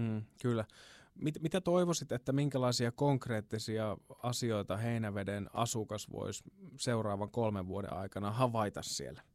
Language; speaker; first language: Finnish; native; Finnish